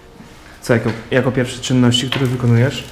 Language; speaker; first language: Polish; native; Polish